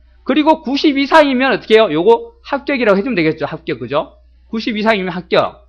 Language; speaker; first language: Korean; native; Korean